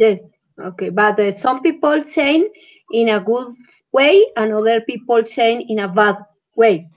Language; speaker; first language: English; non-native, learner; Spanish